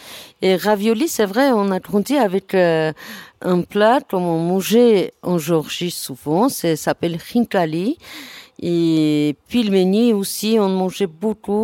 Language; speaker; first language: French; non-native, learner; Armenian